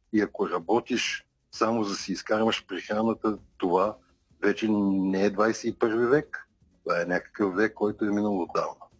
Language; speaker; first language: Bulgarian; native; Bulgarian